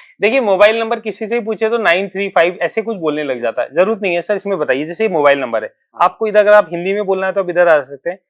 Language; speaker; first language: Hindi; native; Hindi